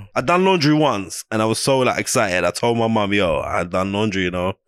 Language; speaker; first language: English; non-native, local second language; Arabic